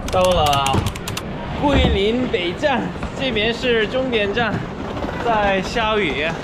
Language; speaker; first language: Chinese; non-native, fluent; Korean